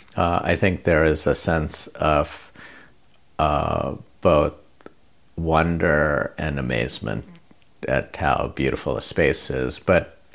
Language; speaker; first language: English; non-native, local second language; Bangla